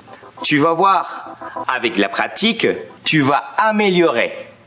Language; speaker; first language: French; non-native, fluent; Spanish